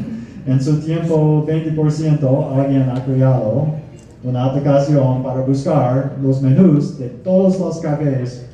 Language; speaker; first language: Spanish; non-native, fluent; English